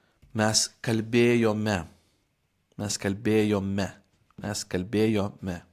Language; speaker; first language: Lithuanian; non-native, fluent; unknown